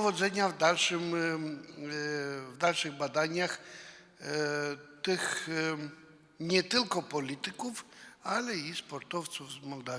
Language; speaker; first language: Polish; non-native, fluent; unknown